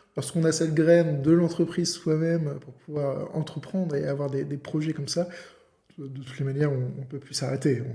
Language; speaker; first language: French; native; French